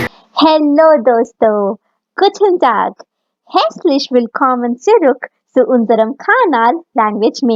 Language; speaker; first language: German; non-native, fluent; Hindi